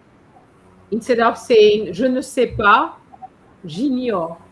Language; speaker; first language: French; non-native, fluent; English